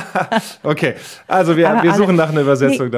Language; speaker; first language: German; native; German